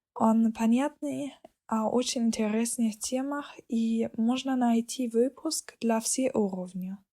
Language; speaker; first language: Russian; non-native, learner; German